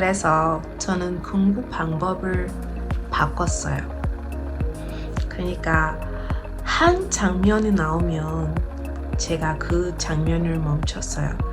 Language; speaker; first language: Korean; non-native, learner; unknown